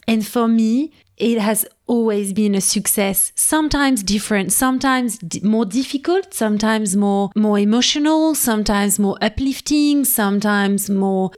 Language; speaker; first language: English; non-native, fluent; French